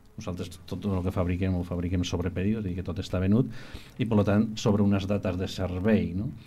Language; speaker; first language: Catalan; non-native, local second language; Spanish